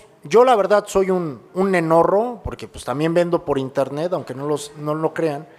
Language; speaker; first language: Spanish; native; Spanish